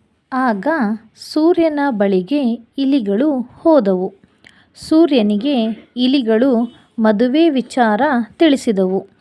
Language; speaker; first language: Kannada; native; Kannada